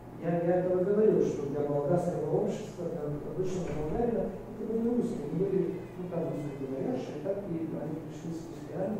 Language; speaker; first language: Russian; non-native, fluent; Bulgarian